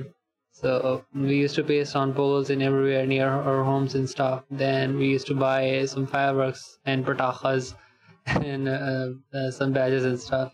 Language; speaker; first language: English; native; English